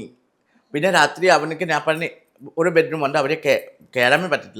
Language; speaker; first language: Malayalam; non-native, learner; Assamese